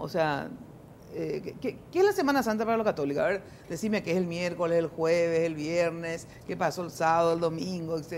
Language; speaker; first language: Spanish; native; Spanish